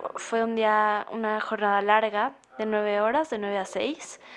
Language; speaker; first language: Spanish; non-native, fluent; German